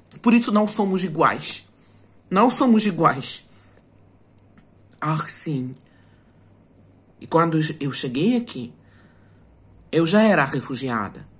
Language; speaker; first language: Portuguese; non-native, fluent; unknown